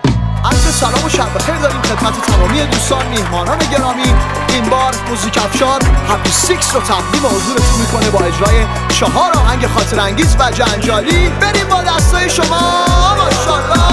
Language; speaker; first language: Persian; native; Persian